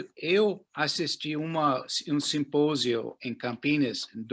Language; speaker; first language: Portuguese; non-native, fluent; English